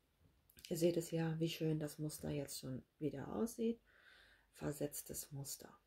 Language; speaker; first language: German; native; German